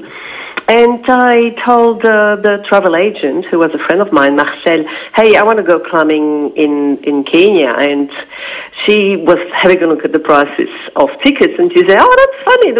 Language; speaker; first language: English; non-native, fluent; French